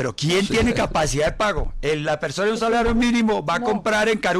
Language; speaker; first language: Spanish; native; Spanish